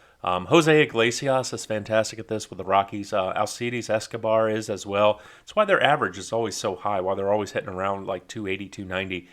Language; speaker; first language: English; native; English